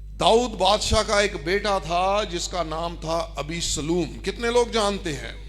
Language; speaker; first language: Urdu; non-native, local second language; Punjabi